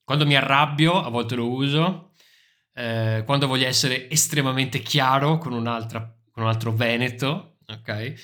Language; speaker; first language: Italian; native; Italian